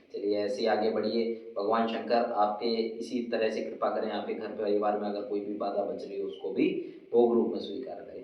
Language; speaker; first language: Hindi; native; Hindi